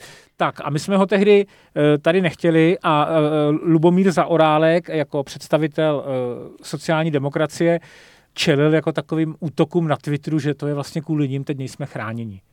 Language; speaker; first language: Czech; native; Czech